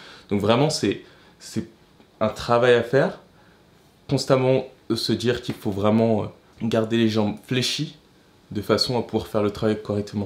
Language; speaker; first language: French; native; French